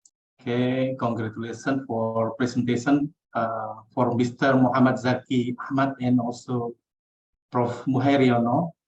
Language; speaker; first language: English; non-native, local second language; Indonesian